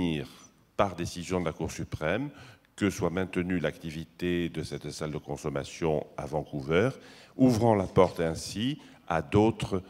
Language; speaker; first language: French; native; French